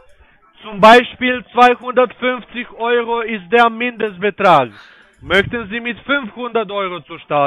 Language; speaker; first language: German; non-native, learner; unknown